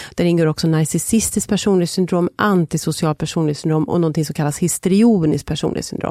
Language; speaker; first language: Swedish; native; Swedish